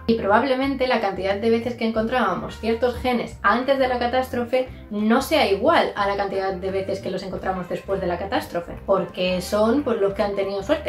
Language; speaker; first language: Spanish; native; Spanish